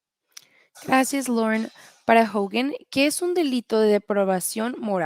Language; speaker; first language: Spanish; early bilingual, heritage; Spanish